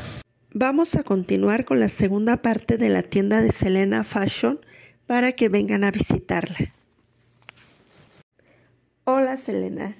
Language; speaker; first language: Spanish; native; Spanish